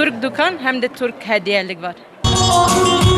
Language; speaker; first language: Turkish; non-native, learner; Czech